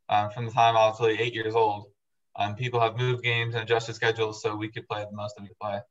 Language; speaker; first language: English; native; English